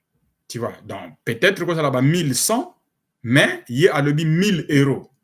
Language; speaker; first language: French; non-native, local second language; Lingala